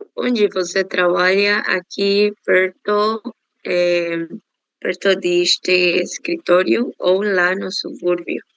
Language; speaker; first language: Portuguese; non-native, learner; Spanish